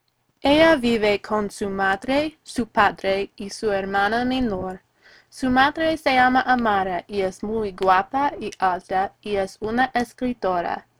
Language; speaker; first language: Spanish; non-native, learner; English